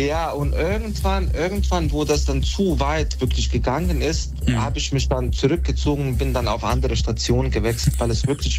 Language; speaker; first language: German; native; German